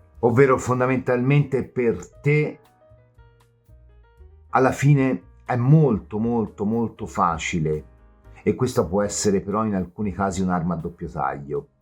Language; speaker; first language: Italian; native; Italian